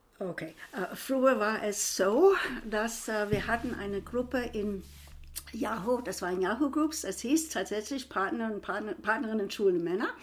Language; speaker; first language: German; non-native, fluent; English